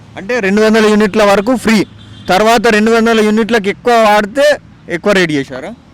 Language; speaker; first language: Telugu; native; Telugu